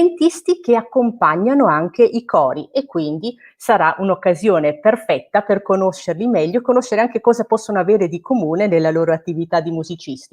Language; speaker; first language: Italian; native; Italian